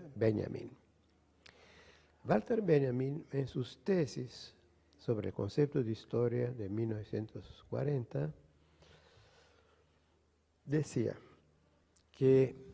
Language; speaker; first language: Spanish; non-native, fluent; Portuguese